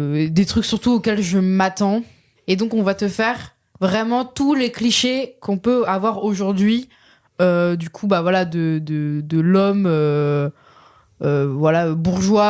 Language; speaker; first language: French; native; French